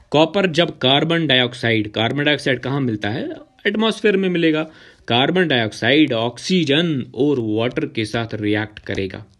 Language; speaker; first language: Hindi; non-native, local second language; Kashmiri